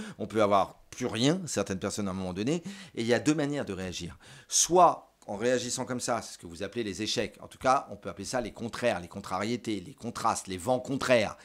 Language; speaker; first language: French; native; French